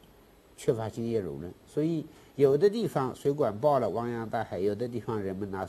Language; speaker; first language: Chinese; native; Chinese